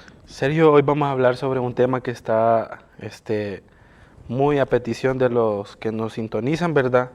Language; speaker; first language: Spanish; native; Spanish